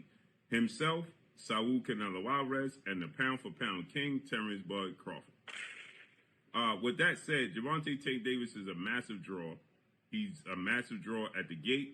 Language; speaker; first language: English; native; English